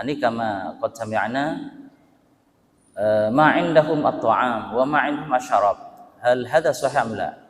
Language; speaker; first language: Arabic; non-native, fluent; Madurese